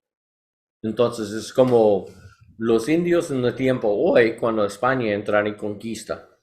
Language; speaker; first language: Spanish; non-native, learner; English